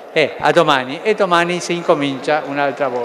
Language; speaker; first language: Italian; early bilingual, heritage; Spanish